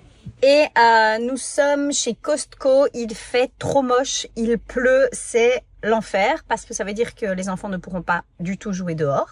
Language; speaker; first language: French; native; French